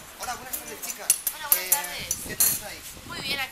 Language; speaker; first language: Spanish; native; Spanish